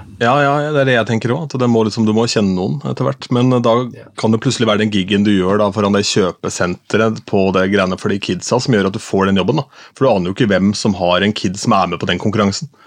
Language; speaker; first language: Norwegian; native; Norwegian